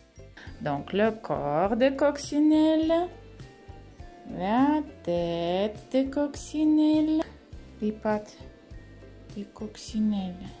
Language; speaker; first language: French; non-native, fluent; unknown